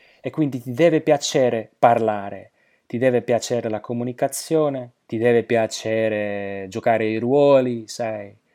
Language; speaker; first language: Italian; non-native, fluent; Slovak